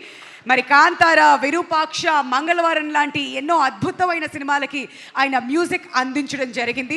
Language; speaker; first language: Telugu; native; Telugu